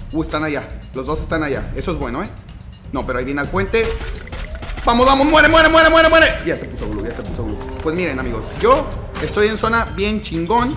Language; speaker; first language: Spanish; native; Spanish